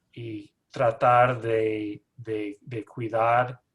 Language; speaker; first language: Spanish; non-native, fluent; English